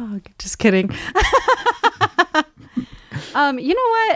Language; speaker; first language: English; native; English